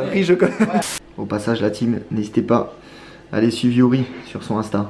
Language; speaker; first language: French; native; French